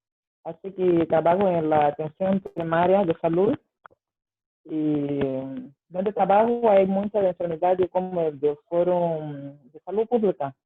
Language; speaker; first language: Spanish; non-native, fluent; Portuguese